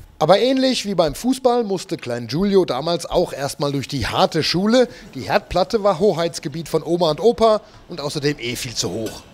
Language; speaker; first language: German; native; German